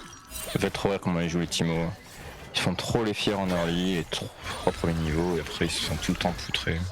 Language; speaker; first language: French; native; French